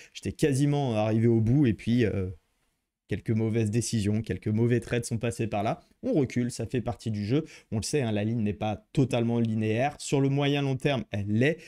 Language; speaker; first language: French; native; French